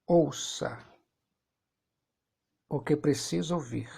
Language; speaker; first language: Portuguese; native; Portuguese